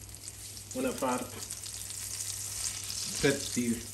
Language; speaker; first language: Swedish; non-native, learner; Arabic